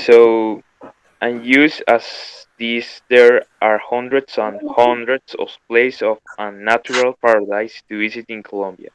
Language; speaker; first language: English; non-native, learner; Spanish